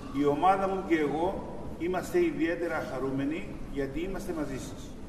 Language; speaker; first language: Greek; native; Greek